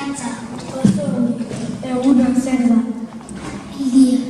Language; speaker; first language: Basque; non-native, local second language; Spanish